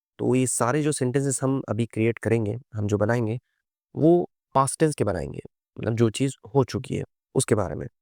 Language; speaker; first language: Urdu; native; Urdu